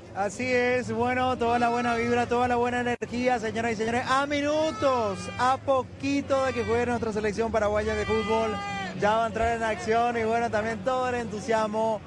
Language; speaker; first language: Spanish; native; Spanish